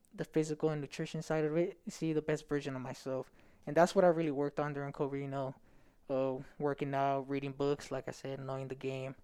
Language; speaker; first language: English; native; English